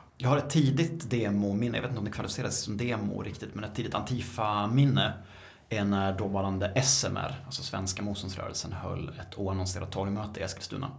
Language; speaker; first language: Swedish; native; Swedish